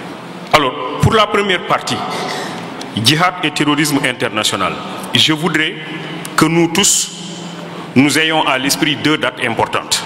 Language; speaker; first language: French; non-native, local second language; Wolof